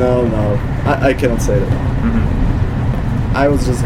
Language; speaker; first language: English; non-native, fluent; Czech